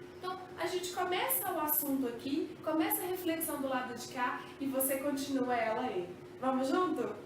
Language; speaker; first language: Portuguese; native; Portuguese